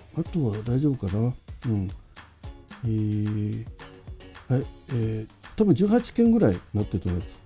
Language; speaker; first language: Japanese; native; Japanese